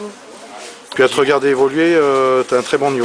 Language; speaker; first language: French; native; French